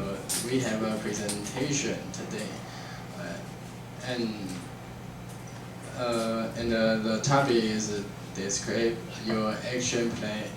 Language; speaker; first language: English; non-native, learner; Chinese